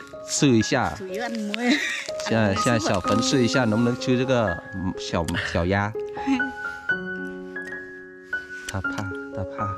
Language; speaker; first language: Chinese; non-native, fluent; Vietnamese